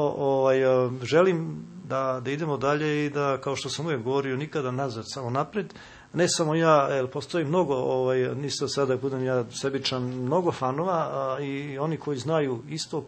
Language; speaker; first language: Serbian; native; Serbian